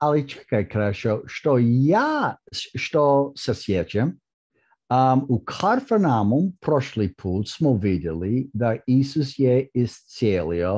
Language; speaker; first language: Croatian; early bilingual, heritage; English